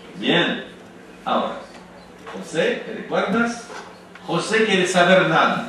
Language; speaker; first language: Spanish; non-native, fluent; French